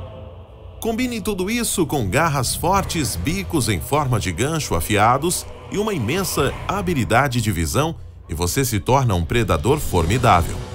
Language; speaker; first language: Portuguese; native; Portuguese